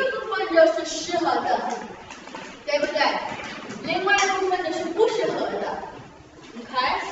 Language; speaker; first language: Chinese; non-native, fluent; English